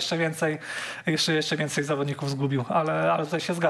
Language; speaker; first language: Polish; native; Polish